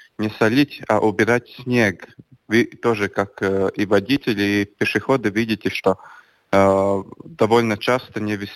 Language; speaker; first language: Russian; non-native, local second language; Latvian